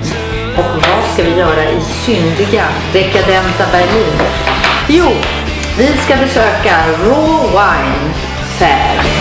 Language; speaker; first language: Swedish; native; Swedish